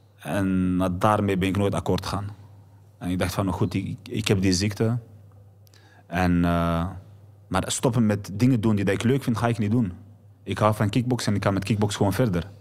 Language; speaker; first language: Dutch; early bilingual, other home language; Arabic